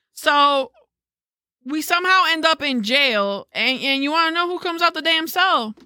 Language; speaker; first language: English; early bilingual, other home language; Spanish